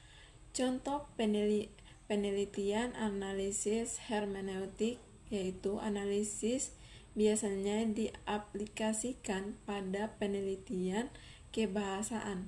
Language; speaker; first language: Indonesian; native; Indonesian